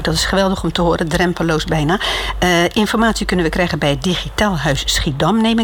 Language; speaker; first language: Dutch; native; Dutch